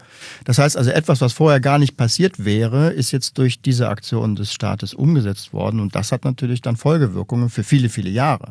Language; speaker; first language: German; native; German